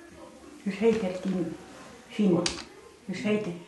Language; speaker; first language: Swedish; early bilingual, heritage; Swedish